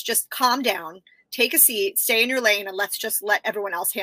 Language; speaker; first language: English; native; English